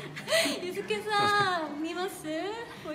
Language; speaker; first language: Japanese; non-native, fluent; Korean